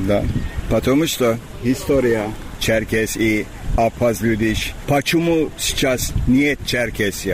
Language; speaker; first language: Russian; non-native, learner; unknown